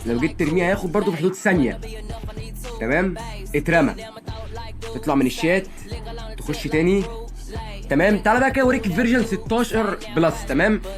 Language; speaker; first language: Arabic; native; Arabic